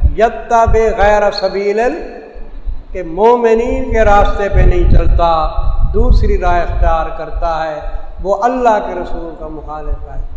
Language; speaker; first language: Urdu; non-native, local second language; Saraiki